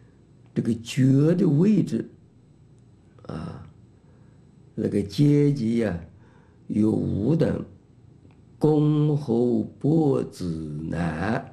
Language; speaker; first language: Chinese; native; Chinese